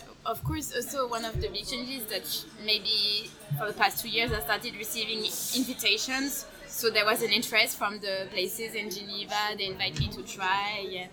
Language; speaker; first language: English; non-native, fluent; French